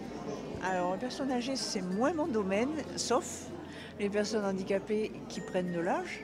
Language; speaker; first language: French; native; French